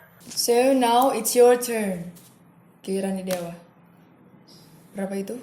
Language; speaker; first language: English; non-native, fluent; Indonesian